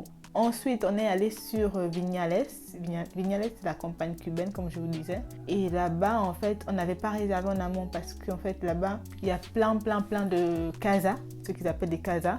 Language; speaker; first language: French; native; French